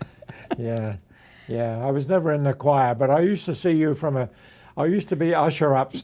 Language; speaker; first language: English; native; English